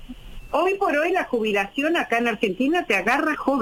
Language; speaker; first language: Spanish; native; Spanish